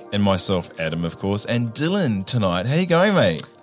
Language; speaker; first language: English; native; English